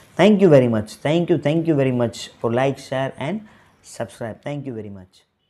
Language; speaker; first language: Hindi; native; Hindi